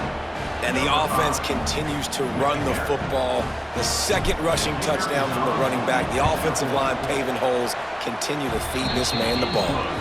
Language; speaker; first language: English; native; English